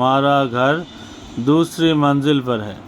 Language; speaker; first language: Hindi; non-native, fluent; Bangla